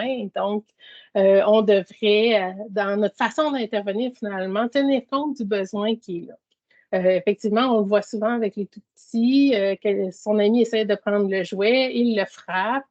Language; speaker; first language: French; native; French